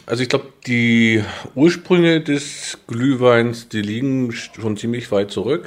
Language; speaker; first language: German; native; German